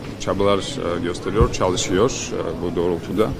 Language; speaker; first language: Turkish; non-native, fluent; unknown